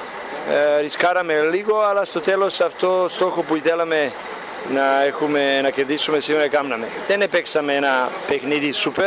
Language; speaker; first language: Greek; non-native, learner; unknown